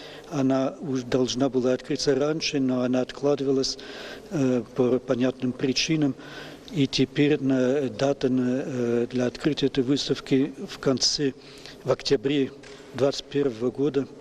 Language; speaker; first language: Russian; non-native, fluent; French